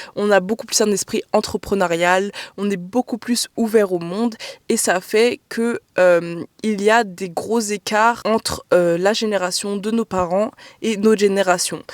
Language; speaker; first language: French; native; French